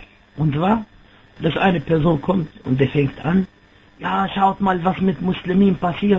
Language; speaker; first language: German; non-native, fluent; Arabic